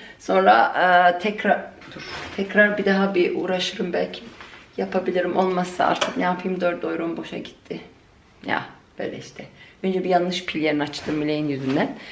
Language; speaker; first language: Turkish; native; Turkish